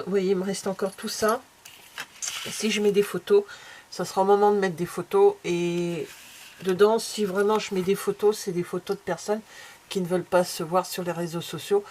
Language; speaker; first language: French; native; French